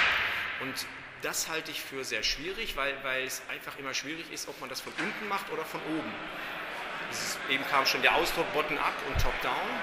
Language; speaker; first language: German; native; German